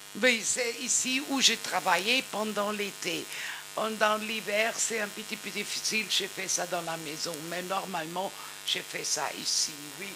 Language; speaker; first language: French; non-native, fluent; German